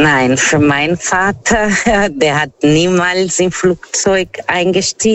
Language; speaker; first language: German; non-native, fluent; Portuguese